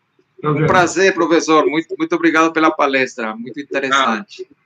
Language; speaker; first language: Portuguese; non-native, local second language; Spanish